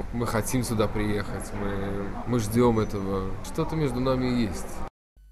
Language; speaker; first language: Russian; native; Russian